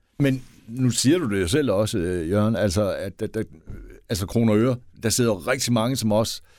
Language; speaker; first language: Danish; native; Danish